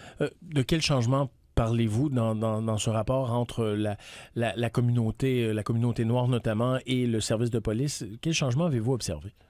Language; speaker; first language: French; native; French